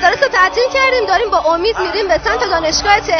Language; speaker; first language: Persian; native; Persian